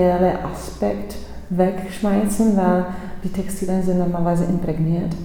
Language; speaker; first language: German; non-native, fluent; Czech